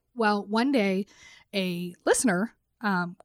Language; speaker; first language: English; native; English